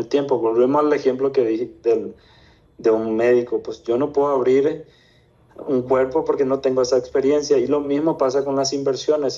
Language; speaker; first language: Spanish; native; Spanish